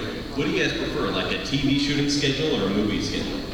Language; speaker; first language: English; native; English